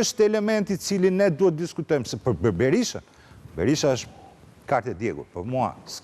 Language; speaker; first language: Albanian; native; Albanian